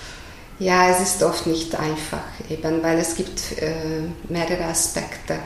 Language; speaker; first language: German; non-native, fluent; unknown